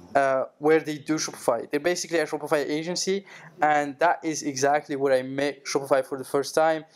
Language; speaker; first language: English; non-native, fluent; Arabic